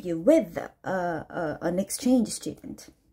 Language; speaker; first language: English; non-native, fluent; Korean